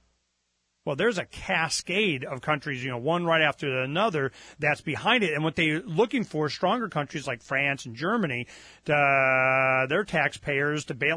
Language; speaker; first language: English; native; English